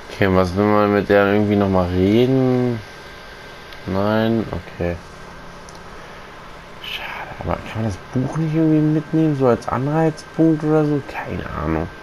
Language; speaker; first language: German; native; German